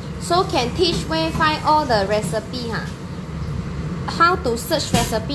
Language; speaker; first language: English; non-native, local second language; Chinese